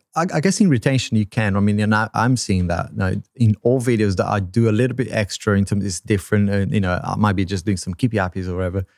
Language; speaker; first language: English; non-native, fluent; Portuguese